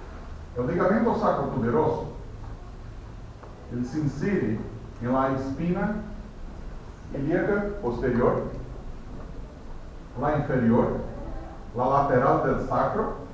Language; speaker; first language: Spanish; non-native, fluent; Portuguese